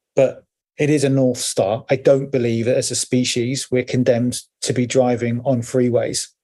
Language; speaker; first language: English; native; English